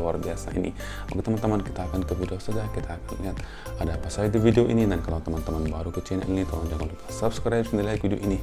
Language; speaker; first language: Indonesian; non-native, fluent; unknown